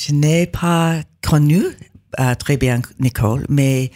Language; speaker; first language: French; non-native, learner; English